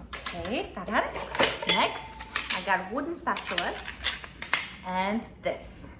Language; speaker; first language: English; non-native, fluent; Mongolian